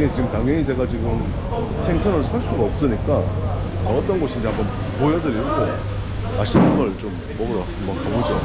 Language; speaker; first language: Korean; native; Korean